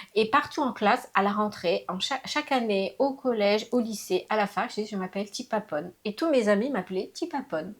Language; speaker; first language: French; early bilingual, other home language; Lao